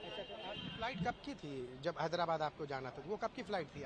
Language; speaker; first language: Hindi; native; Hindi